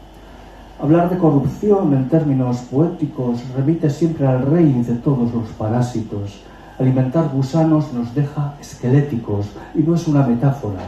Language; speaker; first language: Spanish; native; Spanish